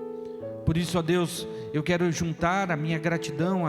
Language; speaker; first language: Portuguese; native; Portuguese